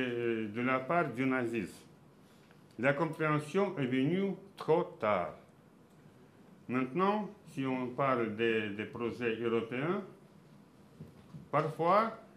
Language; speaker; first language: French; non-native, fluent; Russian